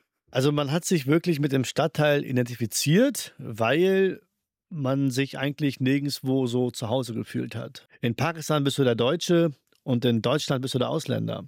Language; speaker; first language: German; early bilingual, other home language; Urdu